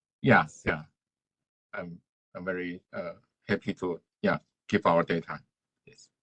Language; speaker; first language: English; non-native, fluent; Chinese